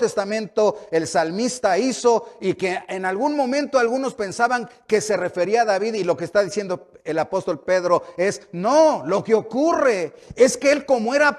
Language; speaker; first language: Spanish; native; Spanish